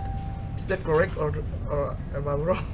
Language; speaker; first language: English; non-native, learner; Indonesian